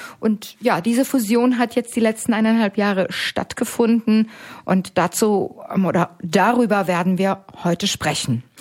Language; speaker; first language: German; native; German